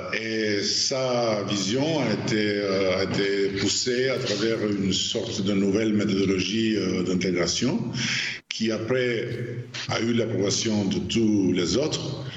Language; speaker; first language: French; non-native, fluent; Albanian